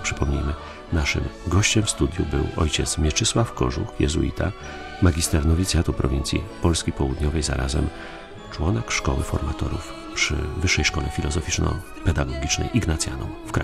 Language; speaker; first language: Polish; native; Polish